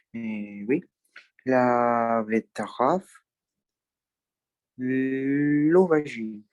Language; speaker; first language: French; non-native, learner; Spanish